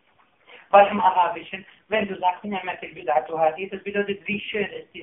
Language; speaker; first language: German; non-native, fluent; Arabic